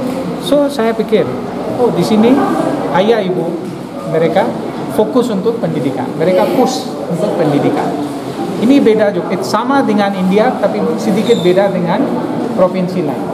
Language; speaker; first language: Indonesian; non-native, fluent; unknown